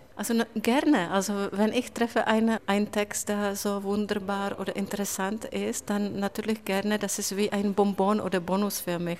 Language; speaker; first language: German; non-native, fluent; Czech